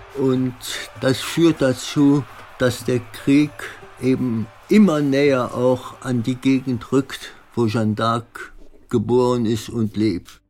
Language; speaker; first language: German; native; German